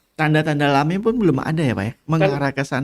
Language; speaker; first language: Indonesian; native; Indonesian